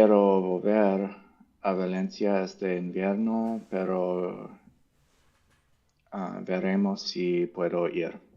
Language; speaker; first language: Spanish; non-native, learner; English